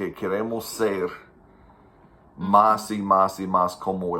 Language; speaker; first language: Spanish; non-native, fluent; English